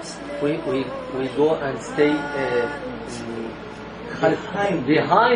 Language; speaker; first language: English; non-native, learner; Arabic